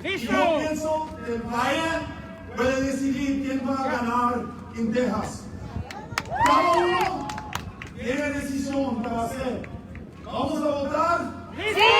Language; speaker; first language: Spanish; non-native, fluent; English